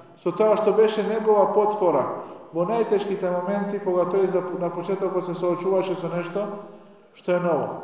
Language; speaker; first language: Macedonian; non-native, local second language; Albanian